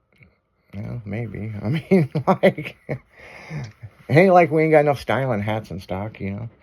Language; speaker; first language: English; native; English